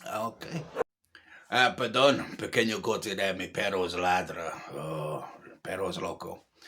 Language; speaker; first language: Spanish; non-native, learner; English